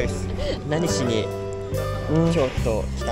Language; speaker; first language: Japanese; native; Japanese